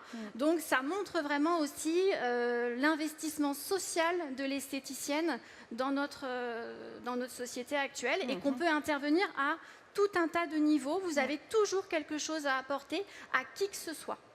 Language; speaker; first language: French; native; French